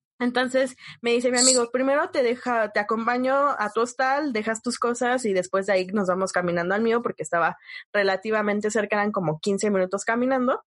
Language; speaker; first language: Spanish; native; Spanish